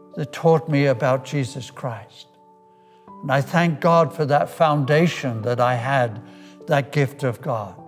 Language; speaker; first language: English; native; English